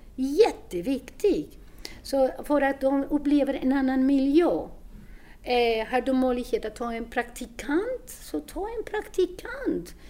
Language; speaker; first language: Swedish; non-native, fluent; Spanish